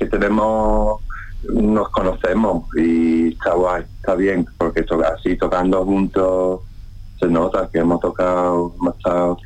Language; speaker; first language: Spanish; non-native, fluent; English